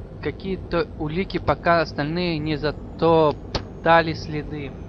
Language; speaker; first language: Russian; native; Russian